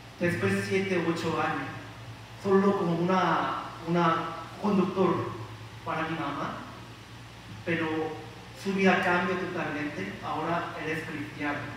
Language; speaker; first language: Spanish; non-native, learner; Korean